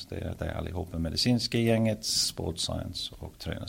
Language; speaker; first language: Swedish; early bilingual, heritage; Swedish